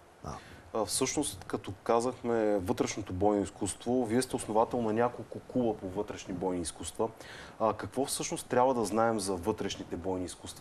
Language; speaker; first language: Bulgarian; native; Bulgarian